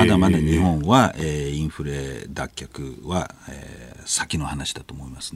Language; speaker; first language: Japanese; native; Japanese